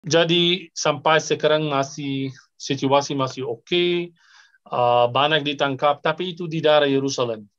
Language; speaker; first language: Indonesian; non-native, fluent; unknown